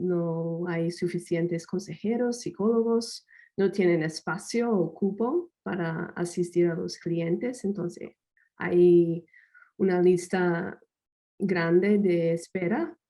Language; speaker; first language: Spanish; non-native, fluent; English